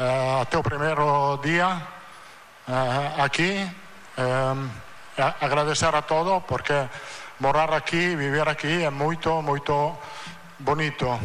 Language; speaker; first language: Portuguese; non-native, learner; Italian